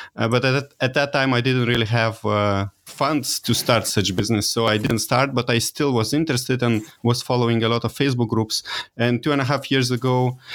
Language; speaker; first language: English; non-native, fluent; Lithuanian